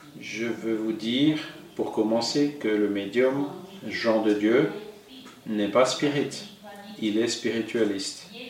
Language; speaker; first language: French; non-native, fluent; Portuguese